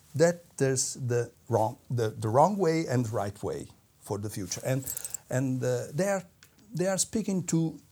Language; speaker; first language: English; non-native, fluent; Italian